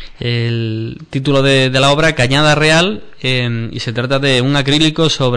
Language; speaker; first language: Spanish; native; Spanish